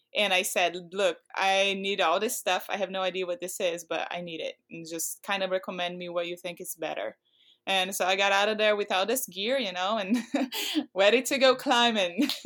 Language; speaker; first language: English; non-native, fluent; Portuguese